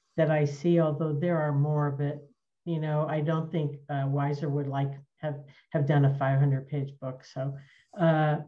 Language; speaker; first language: English; native; English